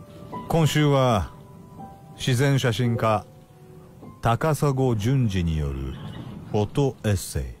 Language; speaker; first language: Japanese; native; Japanese